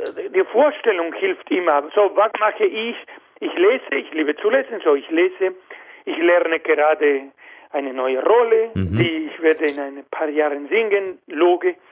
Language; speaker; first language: German; non-native, fluent; Spanish